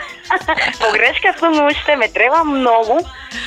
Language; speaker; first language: Macedonian; non-native, learner; Spanish